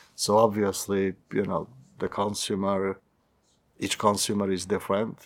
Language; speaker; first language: English; non-native, fluent; Polish